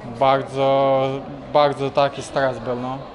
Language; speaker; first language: Polish; non-native, learner; Ukrainian